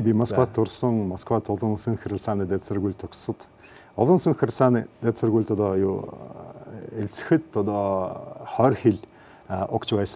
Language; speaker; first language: Mongolian; non-native, learner; Russian